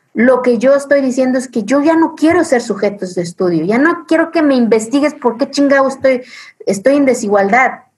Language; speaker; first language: Spanish; early bilingual, other home language; Zapotec